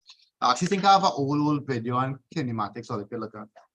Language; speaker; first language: English; native; English